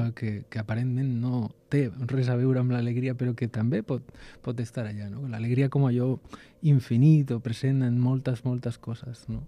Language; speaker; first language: Catalan; non-native, local second language; Spanish